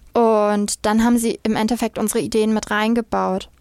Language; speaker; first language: German; native; German